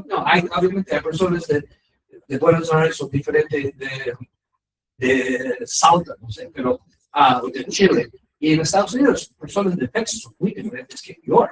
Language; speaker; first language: Spanish; non-native, learner; English